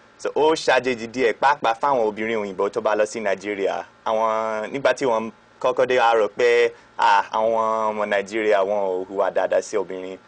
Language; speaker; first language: Yoruba; non-native, fluent; English